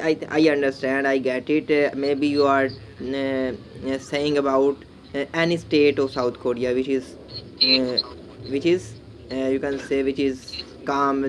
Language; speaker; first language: English; non-native, learner; Urdu